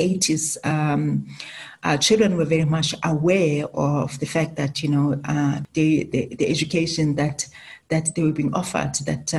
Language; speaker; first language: English; non-native, local second language; Southern Sotho